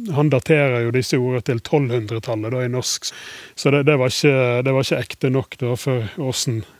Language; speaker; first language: Norwegian; native; Norwegian